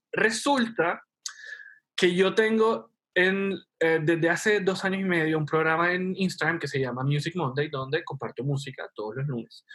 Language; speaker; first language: Spanish; native; Spanish